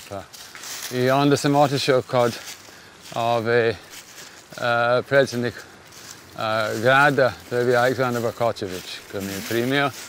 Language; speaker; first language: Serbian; non-native, fluent; English